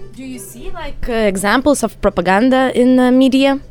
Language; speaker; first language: English; non-native, fluent; Lithuanian